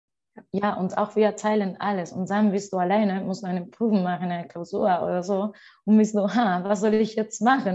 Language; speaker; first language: German; non-native, learner; Spanish